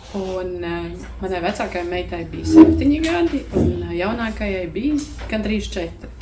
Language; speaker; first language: Latvian; native; Latvian